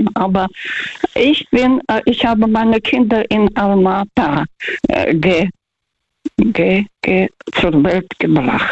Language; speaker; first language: German; non-native, fluent; Russian